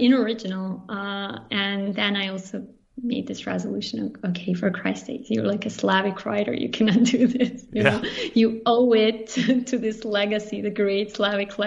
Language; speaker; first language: English; non-native, fluent; Bosnian